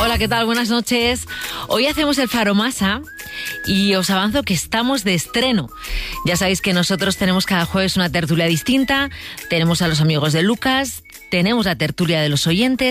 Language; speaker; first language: Spanish; native; Spanish